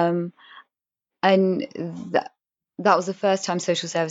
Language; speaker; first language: English; native; English